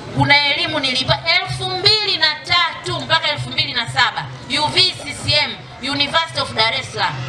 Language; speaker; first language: Swahili; native; Swahili